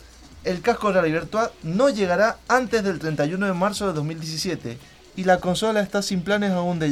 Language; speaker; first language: Spanish; native; Spanish